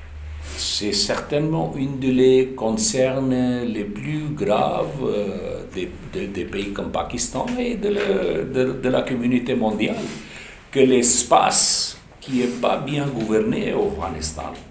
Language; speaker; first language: French; non-native, fluent; Urdu